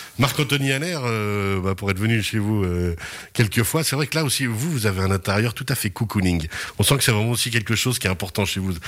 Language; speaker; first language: French; native; French